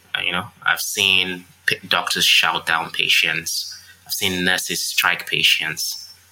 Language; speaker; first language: English; non-native, local second language; Yoruba